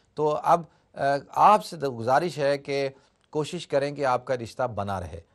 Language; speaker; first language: Urdu; native; Urdu